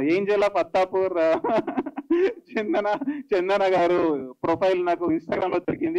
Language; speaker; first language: Telugu; native; Telugu